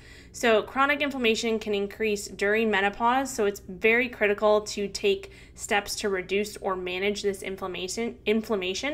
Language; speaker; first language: English; native; English